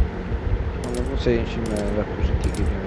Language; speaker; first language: French; native; French